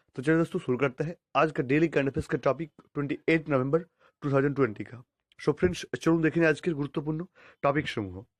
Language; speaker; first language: Hindi; non-native, local second language; Bangla